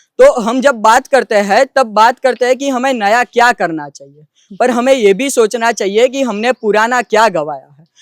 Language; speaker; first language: Hindi; non-native, local second language; Gujarati